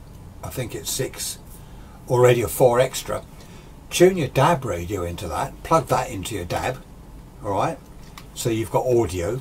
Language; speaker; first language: English; native; English